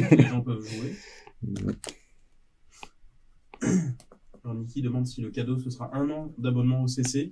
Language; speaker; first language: French; native; French